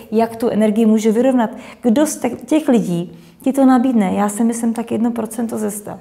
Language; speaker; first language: Czech; native; Czech